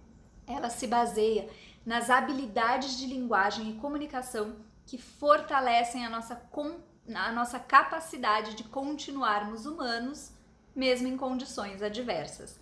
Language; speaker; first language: Portuguese; native; Portuguese